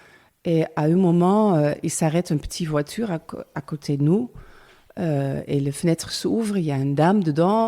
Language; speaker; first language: French; non-native, learner; Dutch